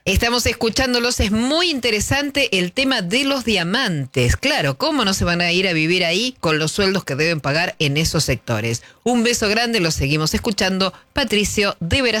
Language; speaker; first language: Spanish; native; Spanish